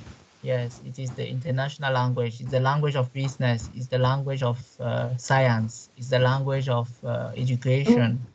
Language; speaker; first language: English; non-native, local second language; French